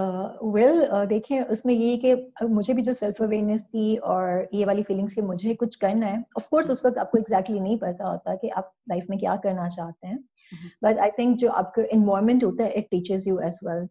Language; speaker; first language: English; non-native, local second language; Urdu